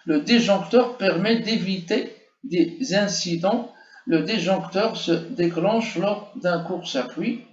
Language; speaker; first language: French; non-native, local second language; Arabic